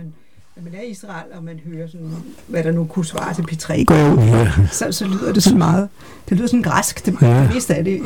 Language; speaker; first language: Danish; native; Danish